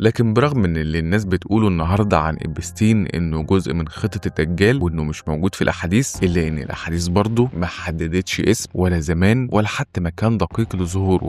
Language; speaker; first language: Arabic; native; Arabic